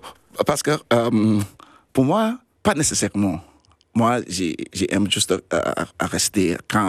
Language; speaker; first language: French; non-native, fluent; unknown